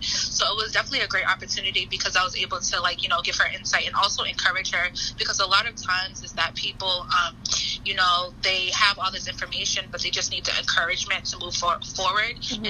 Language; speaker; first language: English; native; English